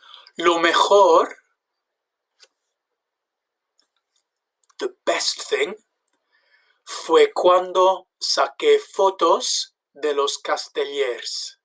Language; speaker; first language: Spanish; non-native, fluent; English